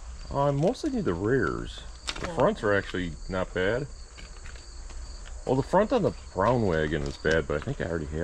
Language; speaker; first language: English; native; English